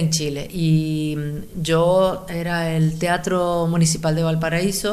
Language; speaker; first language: Catalan; non-native, fluent; Spanish